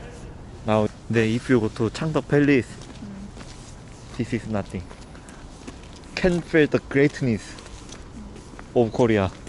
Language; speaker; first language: English; non-native, learner; Korean